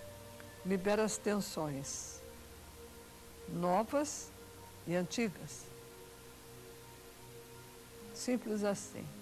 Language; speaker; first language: Portuguese; native; Portuguese